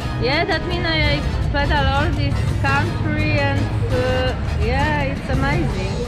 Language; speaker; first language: English; non-native, learner; Polish